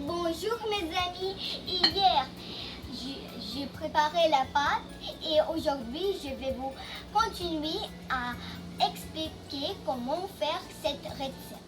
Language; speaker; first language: French; early bilingual, heritage; French